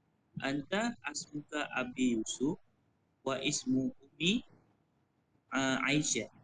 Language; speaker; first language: Arabic; non-native, learner; Indonesian